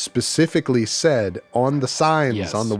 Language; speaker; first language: English; native; English